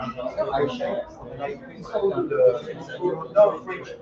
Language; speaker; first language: English; non-native, learner; French